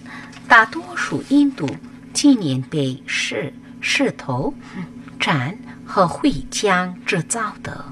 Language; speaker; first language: Chinese; non-native, local second language; Urdu